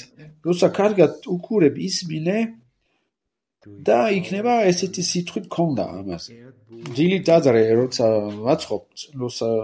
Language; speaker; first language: Georgian; non-native, learner; French